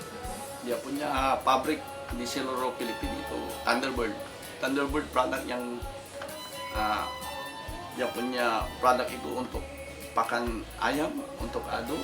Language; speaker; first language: Indonesian; non-native, local second language; Tetum